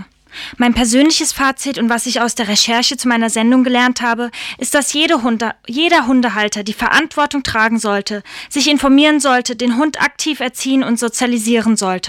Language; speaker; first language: German; native; German